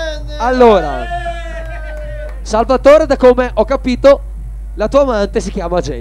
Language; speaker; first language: Italian; native; Italian